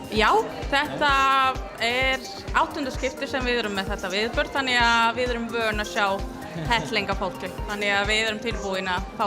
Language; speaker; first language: Icelandic; non-native, fluent; Latvian